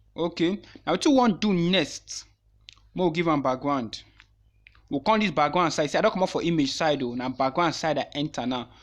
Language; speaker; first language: Nigerian Pidgin; non-native, local second language; Yoruba